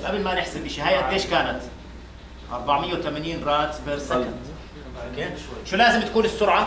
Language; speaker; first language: Arabic; native; Arabic